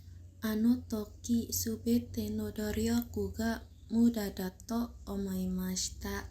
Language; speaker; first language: Japanese; non-native, learner; Indonesian